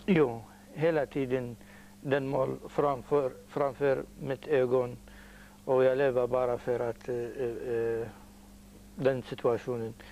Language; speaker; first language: Swedish; non-native, learner; Arabic